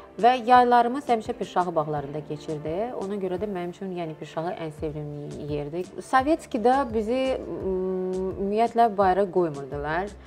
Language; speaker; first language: Azerbaijani; non-native, local second language; Russian